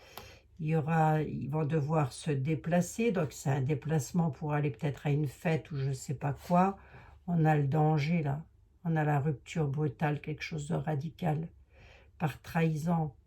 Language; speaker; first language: French; native; French